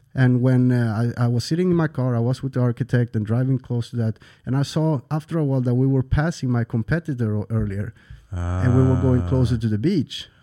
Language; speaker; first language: English; non-native, fluent; Swedish